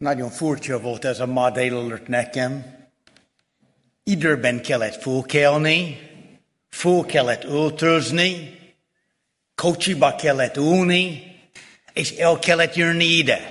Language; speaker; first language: Hungarian; early bilingual, heritage; Hungarian